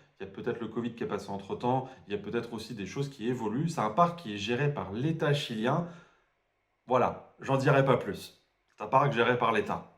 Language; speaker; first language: French; native; French